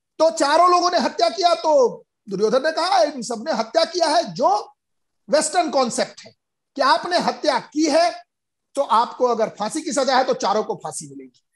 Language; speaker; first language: Hindi; native; Hindi